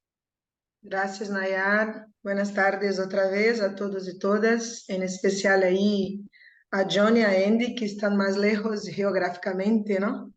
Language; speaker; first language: Spanish; non-native, fluent; Portuguese